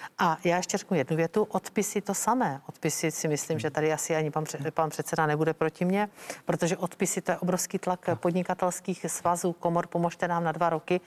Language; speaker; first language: Czech; native; Czech